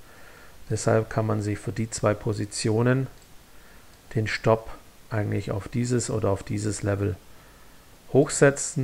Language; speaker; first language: German; native; German